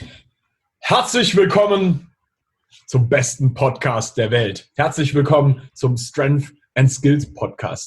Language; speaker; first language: German; native; German